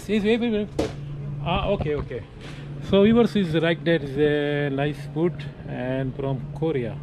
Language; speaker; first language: English; non-native, learner; Urdu